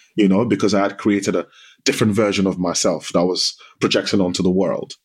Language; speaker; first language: English; non-native, local second language; Yoruba